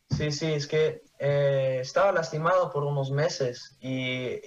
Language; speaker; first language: Spanish; early bilingual, heritage; Spanish